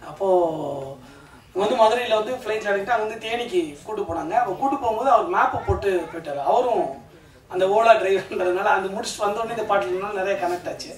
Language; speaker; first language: Tamil; native; Tamil